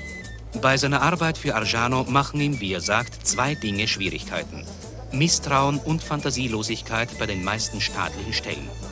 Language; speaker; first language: German; native; German